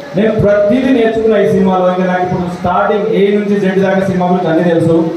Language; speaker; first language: Telugu; early bilingual, heritage; Telugu